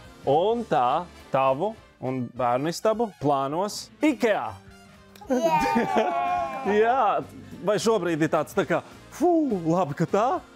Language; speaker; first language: Latvian; native; Latvian